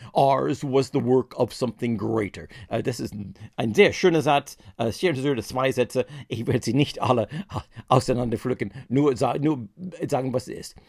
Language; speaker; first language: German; non-native, fluent; English